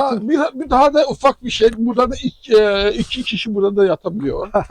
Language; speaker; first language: Turkish; non-native, learner; Persian